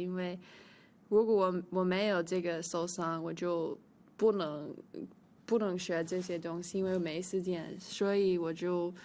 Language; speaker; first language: Chinese; early bilingual, heritage; English